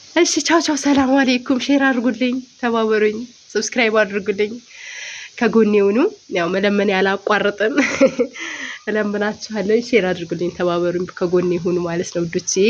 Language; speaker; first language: Amharic; non-native, local second language; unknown